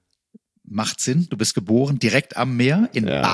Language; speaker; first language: German; native; German